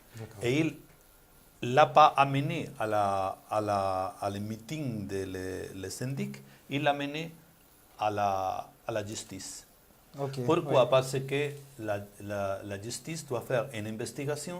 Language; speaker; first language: French; non-native, learner; Spanish